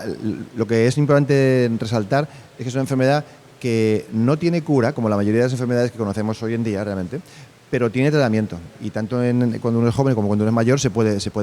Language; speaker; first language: Spanish; native; Spanish